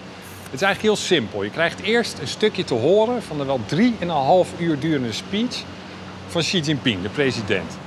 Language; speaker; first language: Dutch; native; Dutch